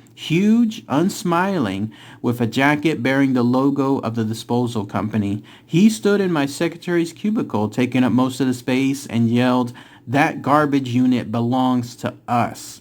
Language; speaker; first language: English; native; English